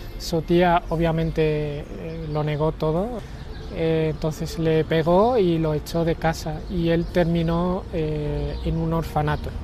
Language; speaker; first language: Spanish; non-native, fluent; Arabic